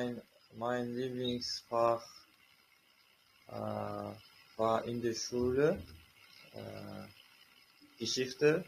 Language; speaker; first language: German; non-native, learner; Uzbek